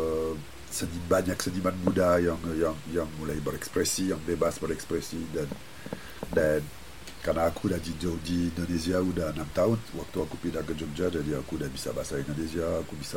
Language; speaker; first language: Indonesian; non-native, fluent; French